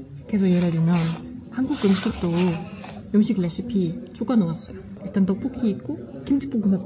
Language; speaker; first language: Korean; non-native, learner; German